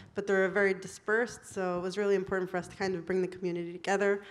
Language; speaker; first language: English; non-native, fluent; Hebrew